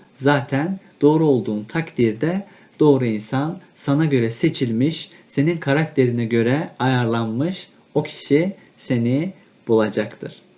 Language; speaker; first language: Turkish; native; Turkish